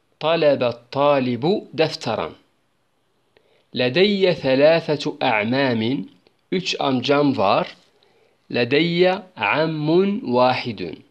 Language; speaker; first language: Arabic; non-native, fluent; Turkish